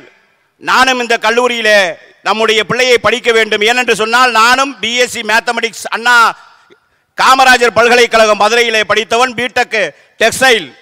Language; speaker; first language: Tamil; native; Tamil